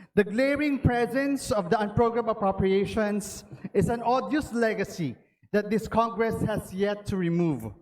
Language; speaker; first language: English; non-native, local second language; Filipino